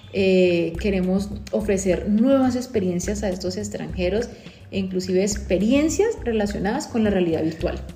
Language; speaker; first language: Spanish; native; Spanish